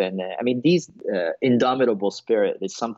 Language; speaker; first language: English; non-native, fluent; Japanese